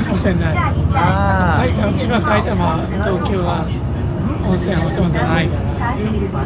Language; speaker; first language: Japanese; native; Japanese